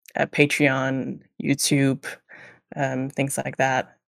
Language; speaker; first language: English; non-native, fluent; Danish